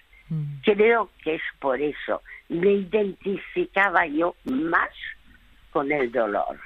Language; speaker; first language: Spanish; early bilingual, other home language; French